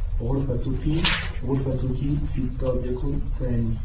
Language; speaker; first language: Arabic; non-native, learner; French